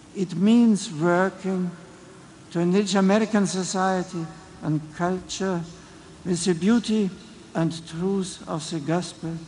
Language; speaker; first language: English; non-native, fluent; German